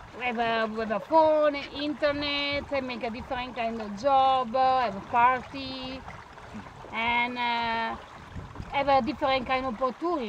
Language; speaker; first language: English; non-native, learner; Italian